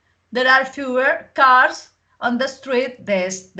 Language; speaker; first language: English; non-native, learner; Spanish